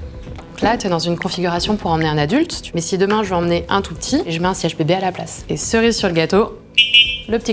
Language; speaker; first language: French; native; French